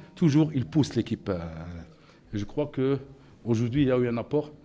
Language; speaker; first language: French; non-native, local second language; Arabic